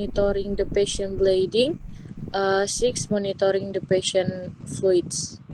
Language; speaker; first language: English; non-native, learner; Indonesian